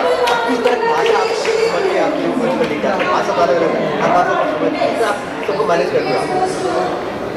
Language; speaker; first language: Hindi; native; Hindi